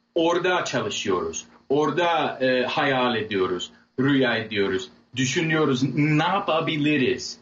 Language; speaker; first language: Turkish; non-native, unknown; English